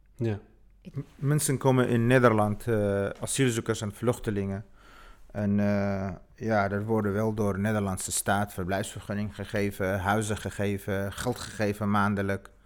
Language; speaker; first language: Dutch; non-native, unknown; Kurdish